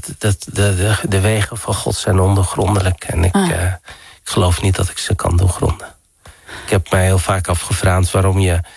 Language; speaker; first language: Dutch; early bilingual, other home language; Riffian